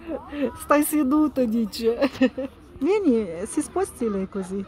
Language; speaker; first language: Italian; non-native, learner; Russian